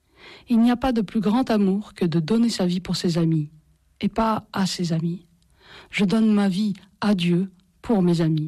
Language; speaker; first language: French; native; French